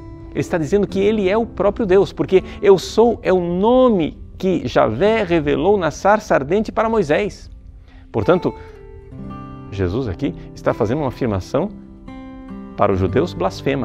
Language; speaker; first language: Portuguese; native; Portuguese